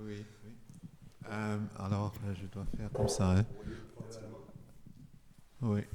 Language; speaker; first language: French; non-native, fluent; Igbo